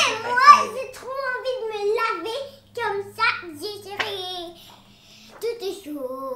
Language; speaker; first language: French; early bilingual, other home language; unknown